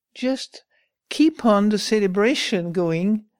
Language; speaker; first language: English; non-native, fluent; French